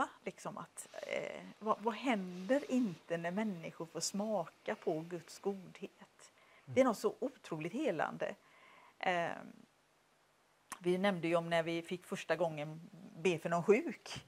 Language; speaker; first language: Swedish; native; Swedish